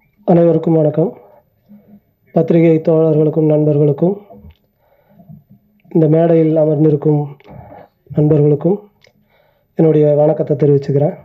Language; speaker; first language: Tamil; native; Tamil